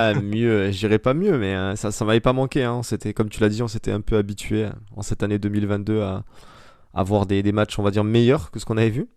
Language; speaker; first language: French; native; French